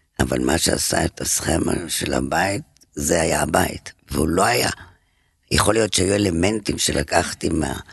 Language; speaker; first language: Hebrew; non-native, fluent; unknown